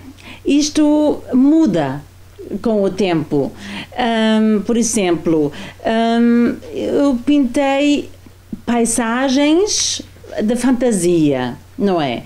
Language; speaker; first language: Portuguese; non-native, fluent; German